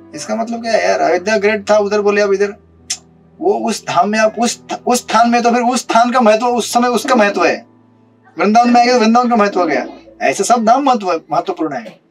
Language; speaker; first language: Hindi; non-native, local second language; Marathi